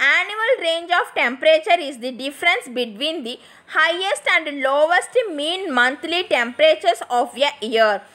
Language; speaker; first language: English; non-native, local second language; Tamil